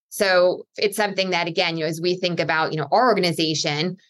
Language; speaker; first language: English; native; English